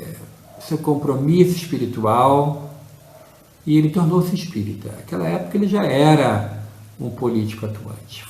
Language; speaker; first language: Portuguese; native; Portuguese